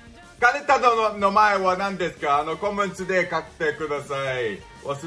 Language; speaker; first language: Japanese; non-native, learner; English